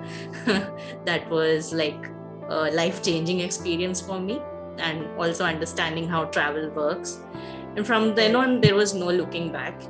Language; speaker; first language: English; non-native, local second language; Hindi